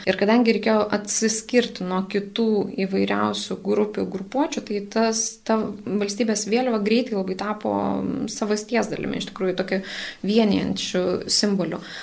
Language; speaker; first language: Lithuanian; native; Lithuanian